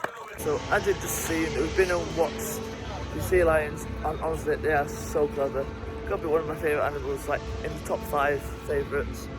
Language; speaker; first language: English; native; English